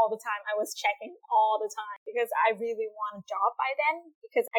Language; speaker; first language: English; non-native, fluent; Vietnamese